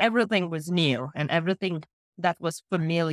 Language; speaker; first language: English; non-native, local second language; Sinhala